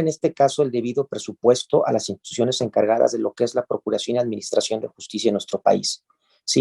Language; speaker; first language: Spanish; native; Spanish